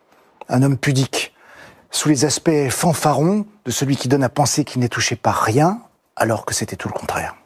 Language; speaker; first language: French; native; French